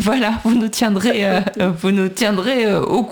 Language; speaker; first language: French; native; French